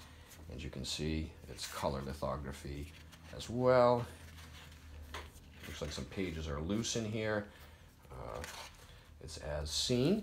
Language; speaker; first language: English; native; English